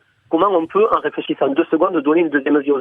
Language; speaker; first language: French; native; French